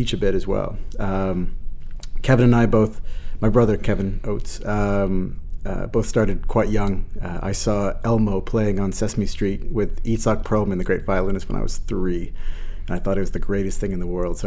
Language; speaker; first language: English; native; English